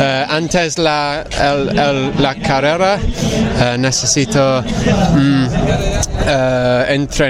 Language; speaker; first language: Spanish; non-native, learner; English